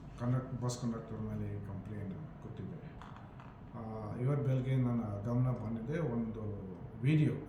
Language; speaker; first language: Kannada; non-native, fluent; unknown